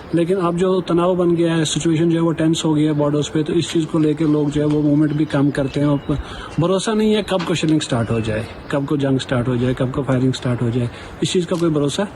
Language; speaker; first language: Urdu; non-native, local second language; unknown